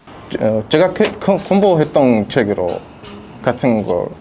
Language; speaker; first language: Korean; non-native, fluent; Arabic